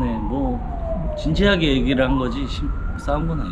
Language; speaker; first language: Korean; native; Korean